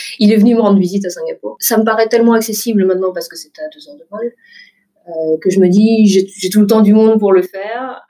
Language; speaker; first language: French; early bilingual, other home language; Vietnamese